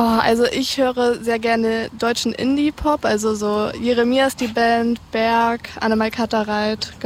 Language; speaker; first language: German; native; German